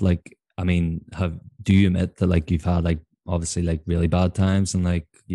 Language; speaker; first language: English; native; English